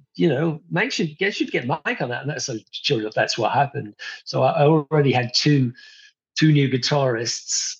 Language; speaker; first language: English; native; English